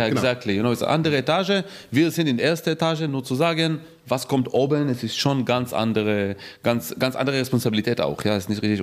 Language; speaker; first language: German; non-native, fluent; Hebrew